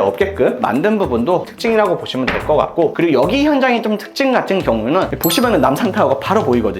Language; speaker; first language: Korean; native; Korean